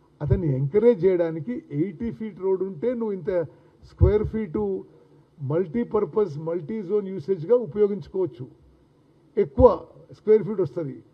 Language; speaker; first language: Telugu; native; Telugu